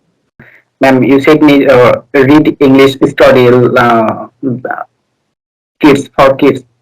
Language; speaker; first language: English; non-native, learner; Bangla